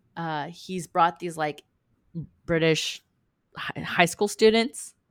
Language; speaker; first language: English; native; English